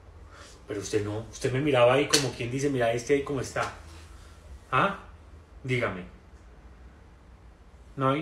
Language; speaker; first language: Spanish; native; Spanish